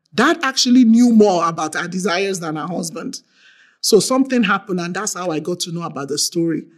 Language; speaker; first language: English; non-native, local second language; Yoruba